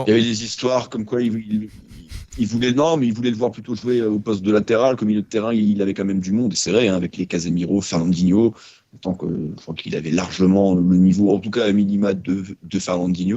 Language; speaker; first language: French; native; French